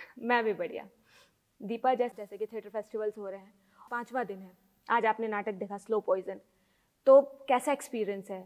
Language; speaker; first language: Hindi; native; Hindi